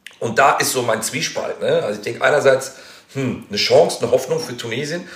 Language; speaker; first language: German; native; German